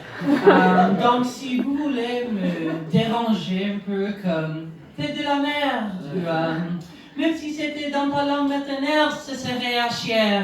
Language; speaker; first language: French; non-native, learner; English